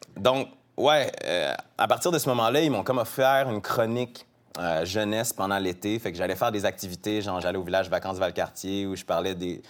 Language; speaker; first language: French; native; French